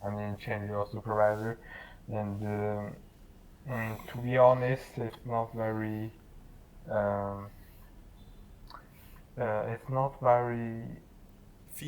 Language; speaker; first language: English; non-native, learner; Chinese